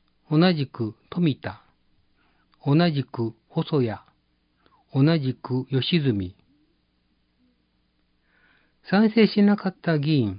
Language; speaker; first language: Japanese; native; Japanese